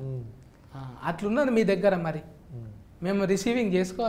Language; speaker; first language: Telugu; native; Telugu